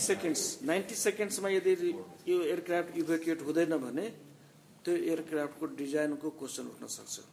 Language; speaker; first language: Nepali; non-native, local second language; Maithili